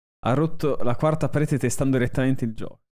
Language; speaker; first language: Italian; native; Italian